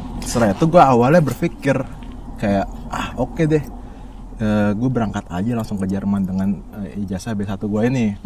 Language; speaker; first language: Indonesian; native; Indonesian